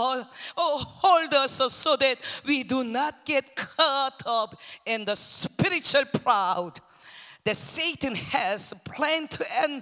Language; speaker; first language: English; non-native, learner; Korean